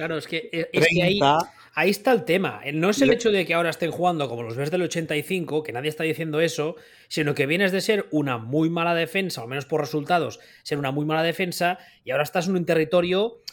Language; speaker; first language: Spanish; native; Spanish